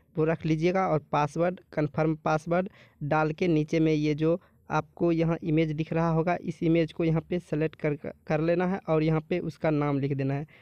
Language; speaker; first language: Hindi; native; Hindi